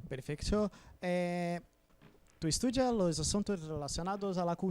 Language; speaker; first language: Spanish; non-native, learner; Portuguese